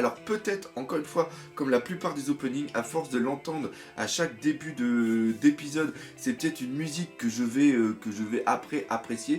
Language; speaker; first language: French; native; French